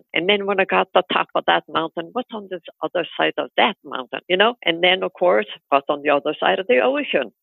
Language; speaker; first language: English; non-native, fluent; Icelandic